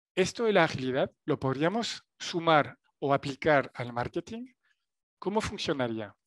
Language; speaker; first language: Spanish; non-native, fluent; French